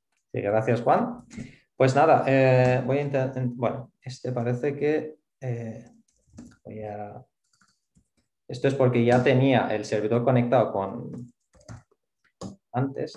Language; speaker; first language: Spanish; non-native, fluent; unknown